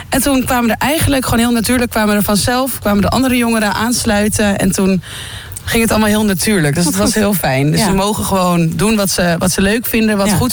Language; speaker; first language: Dutch; native; Dutch